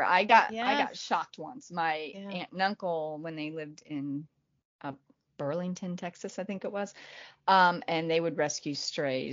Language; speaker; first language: English; native; English